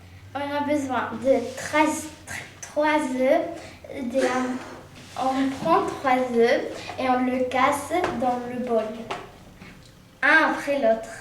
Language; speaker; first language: French; non-native, learner; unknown